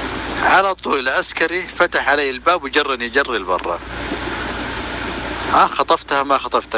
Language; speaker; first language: Arabic; native; Arabic